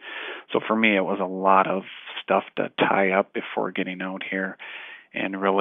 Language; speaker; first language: English; native; English